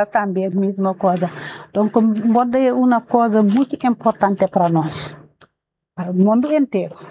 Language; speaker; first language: Portuguese; non-native, learner; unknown